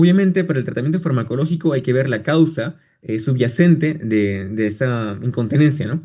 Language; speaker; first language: Spanish; native; Spanish